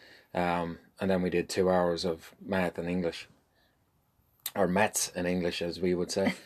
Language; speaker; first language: English; native; English